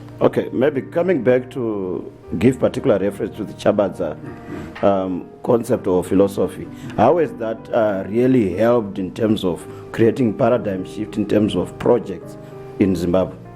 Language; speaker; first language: English; non-native, local second language; Shona